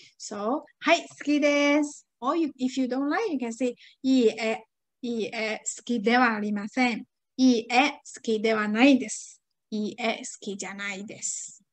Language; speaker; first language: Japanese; non-native, fluent; Chinese